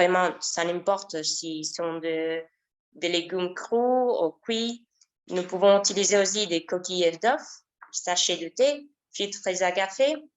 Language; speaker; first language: French; non-native, learner; Spanish